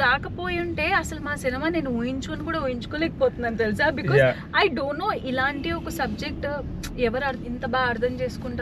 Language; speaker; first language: Telugu; native; Telugu